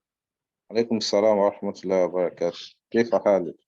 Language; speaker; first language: Arabic; non-native, fluent; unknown